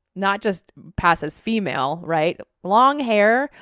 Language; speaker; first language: English; native; English